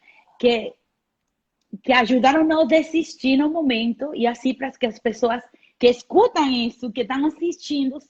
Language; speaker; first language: Portuguese; non-native, fluent; Spanish